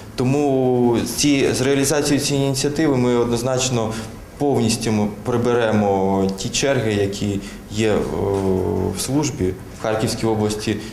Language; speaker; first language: Ukrainian; native; Ukrainian